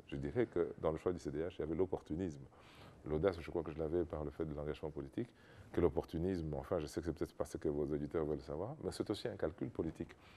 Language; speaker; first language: French; non-native, local second language; Lingala